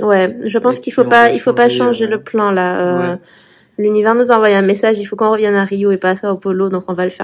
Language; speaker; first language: French; native; French